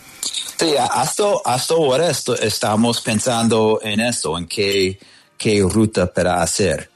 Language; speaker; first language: Spanish; non-native, fluent; English